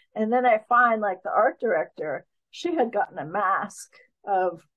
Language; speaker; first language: English; native; English